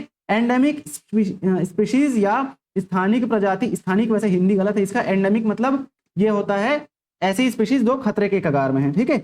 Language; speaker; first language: Hindi; native; Hindi